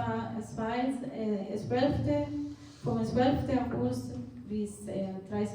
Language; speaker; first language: German; non-native, fluent; Portuguese